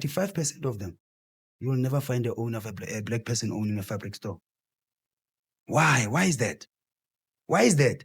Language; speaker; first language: English; non-native, local second language; Southern Sotho